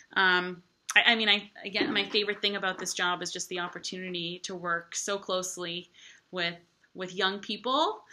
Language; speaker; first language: English; native; English